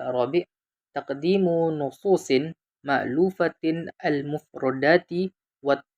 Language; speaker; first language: Arabic; non-native, fluent; Indonesian